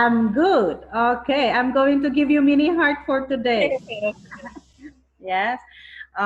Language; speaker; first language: English; non-native, fluent; Thai